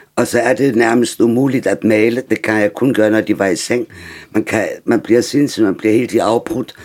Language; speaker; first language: Danish; non-native, fluent; German